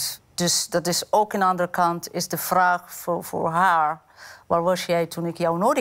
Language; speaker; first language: Dutch; non-native, fluent; Amharic